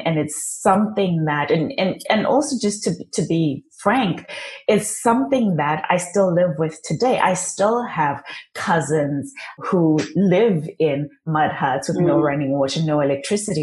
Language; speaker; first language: English; non-native, local second language; Shona